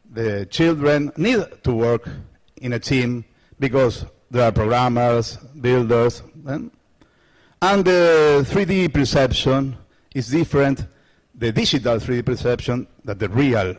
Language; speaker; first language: English; non-native, learner; Spanish